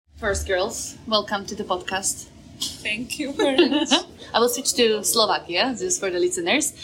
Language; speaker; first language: English; non-native, fluent; Slovak